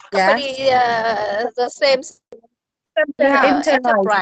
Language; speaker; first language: English; non-native, learner; Vietnamese